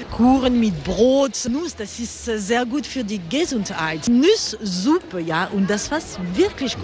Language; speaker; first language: German; non-native, fluent; French